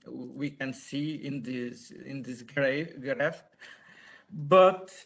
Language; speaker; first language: English; non-native, learner; Portuguese